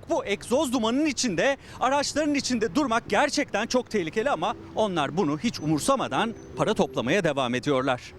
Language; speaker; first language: Turkish; native; Turkish